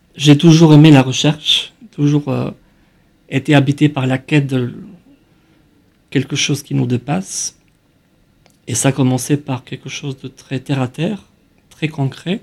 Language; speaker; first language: French; non-native, fluent; Albanian